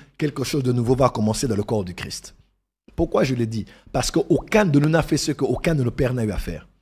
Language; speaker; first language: French; non-native, local second language; Lingala